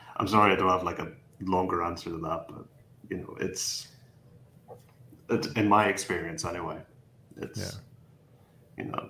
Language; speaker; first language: English; native; English